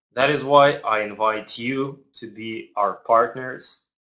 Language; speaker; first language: English; non-native, fluent; Russian